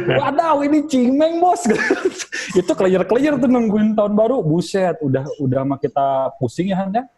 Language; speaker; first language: Indonesian; native; Indonesian